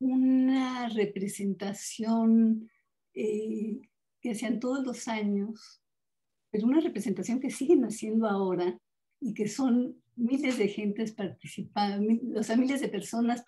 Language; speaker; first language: Spanish; native; Spanish